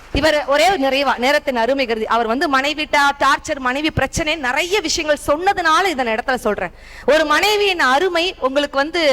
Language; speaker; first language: Tamil; native; Tamil